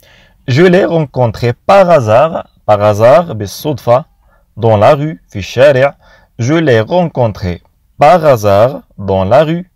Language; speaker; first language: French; non-native, fluent; Arabic